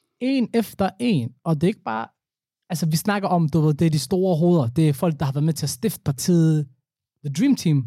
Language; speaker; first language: Danish; early bilingual, other home language; Somali